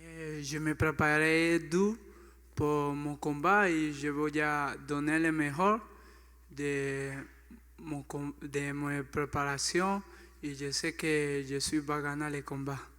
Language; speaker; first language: French; non-native, learner; Spanish